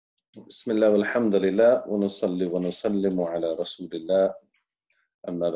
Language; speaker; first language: Arabic; non-native, fluent; English